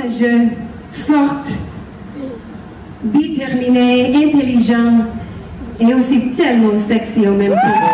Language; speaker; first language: French; non-native, fluent; English